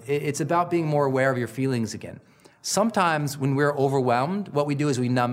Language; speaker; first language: English; native; English